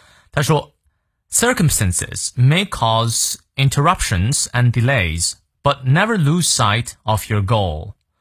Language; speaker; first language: English; non-native, fluent; Chinese